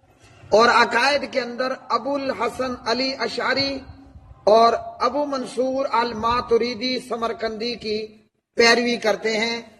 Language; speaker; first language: Urdu; native; Urdu